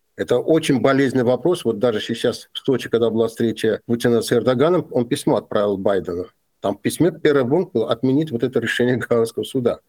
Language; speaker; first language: Russian; non-native, local second language; Azerbaijani